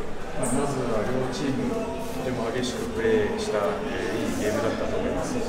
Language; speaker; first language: Japanese; native; Japanese